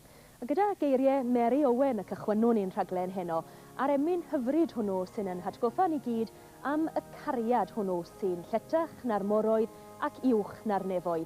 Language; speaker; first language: Welsh; native; Welsh